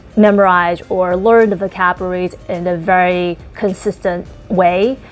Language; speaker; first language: English; early bilingual, other home language; Chinese